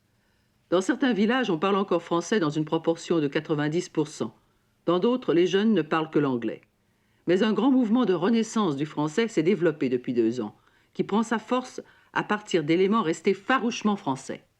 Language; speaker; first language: French; native; French